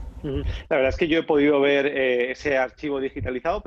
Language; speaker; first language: Spanish; native; Spanish